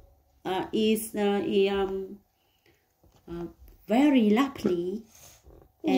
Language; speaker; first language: English; non-native, learner; Vietnamese